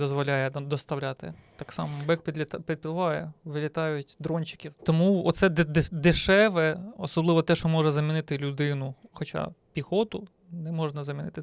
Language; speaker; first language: Ukrainian; native; Ukrainian